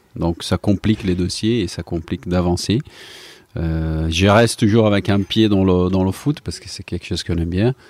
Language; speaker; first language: French; non-native, fluent; Portuguese